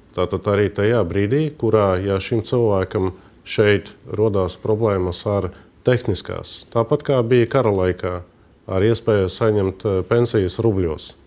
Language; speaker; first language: Latvian; native; Latvian